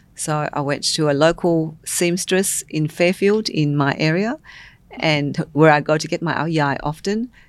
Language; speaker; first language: English; non-native, local second language; Vietnamese